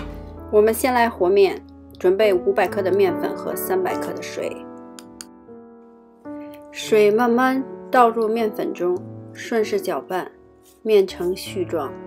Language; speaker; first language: Chinese; native; Chinese